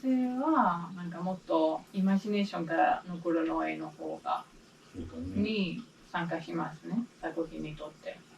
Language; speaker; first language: Japanese; non-native, learner; English